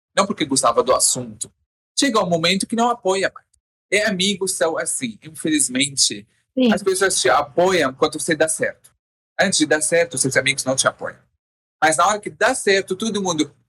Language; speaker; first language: Portuguese; non-native, fluent; Arabic